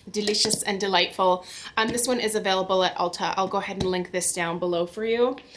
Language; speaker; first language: English; native; English